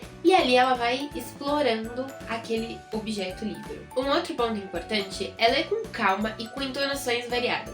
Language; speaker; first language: Portuguese; native; Portuguese